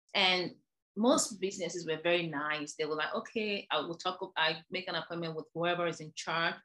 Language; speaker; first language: English; non-native, local second language; Igbo